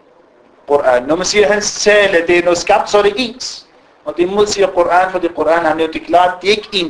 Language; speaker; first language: Danish; non-native, fluent; Arabic